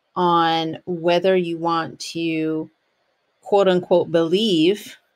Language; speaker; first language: English; native; English